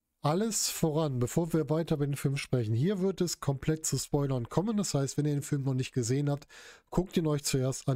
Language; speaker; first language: German; native; German